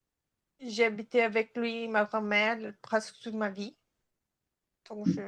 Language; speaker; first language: French; non-native, fluent; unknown